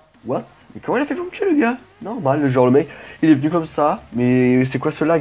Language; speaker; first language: French; native; French